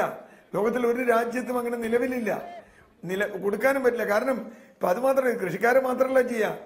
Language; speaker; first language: Malayalam; native; Malayalam